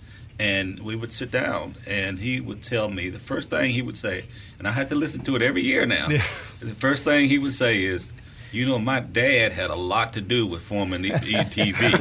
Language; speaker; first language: English; native; English